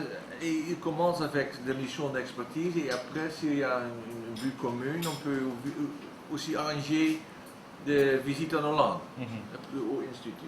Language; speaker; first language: French; non-native, learner; Dutch